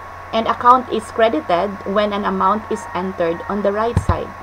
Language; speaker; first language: English; non-native, local second language; Filipino